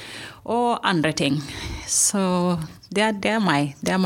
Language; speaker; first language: Norwegian; non-native, fluent; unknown